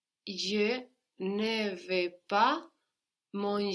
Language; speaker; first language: French; non-native, learner; English